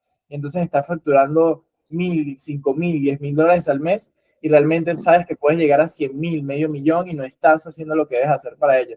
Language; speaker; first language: Spanish; native; Spanish